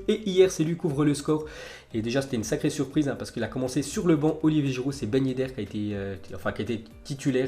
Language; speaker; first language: French; native; French